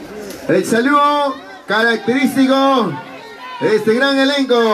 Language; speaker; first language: Spanish; native; Spanish